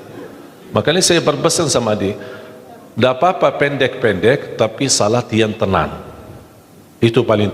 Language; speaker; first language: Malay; non-native, fluent; Arabic